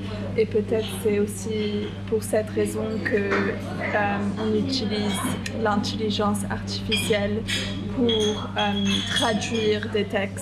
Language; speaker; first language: French; non-native, fluent; English